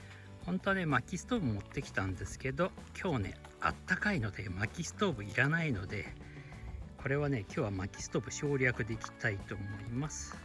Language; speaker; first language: Japanese; native; Japanese